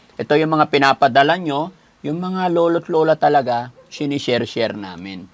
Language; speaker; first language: Filipino; non-native, local second language; Pangasinan